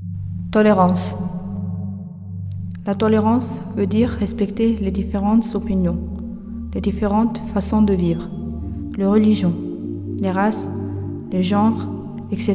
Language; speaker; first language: French; non-native, learner; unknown